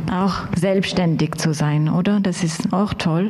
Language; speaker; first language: German; native; German